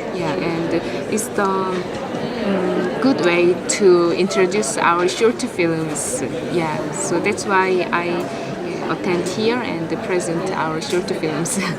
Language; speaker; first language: English; non-native, fluent; Korean